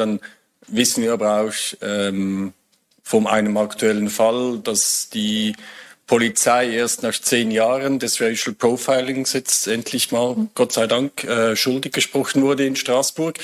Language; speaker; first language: German; native; German